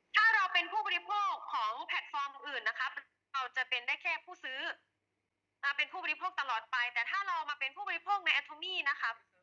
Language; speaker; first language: Thai; native; Thai